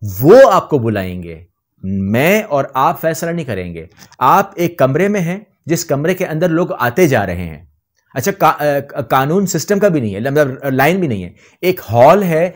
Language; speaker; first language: Urdu; native; Urdu